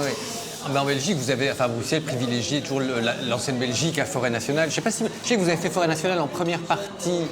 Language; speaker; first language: French; native; French